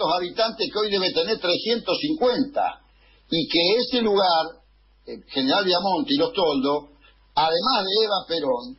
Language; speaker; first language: Spanish; native; Spanish